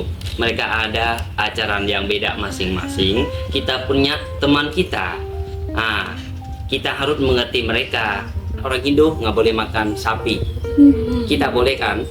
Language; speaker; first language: Indonesian; non-native, learner; Thai